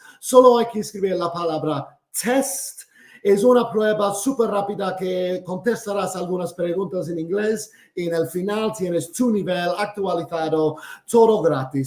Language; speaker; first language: Spanish; non-native, fluent; English